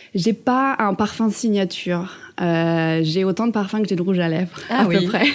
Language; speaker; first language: French; native; French